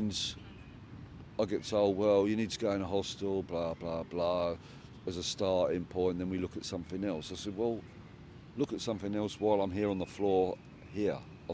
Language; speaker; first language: English; native; English